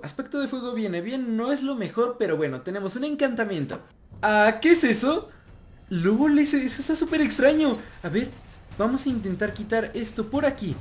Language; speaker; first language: Spanish; native; Spanish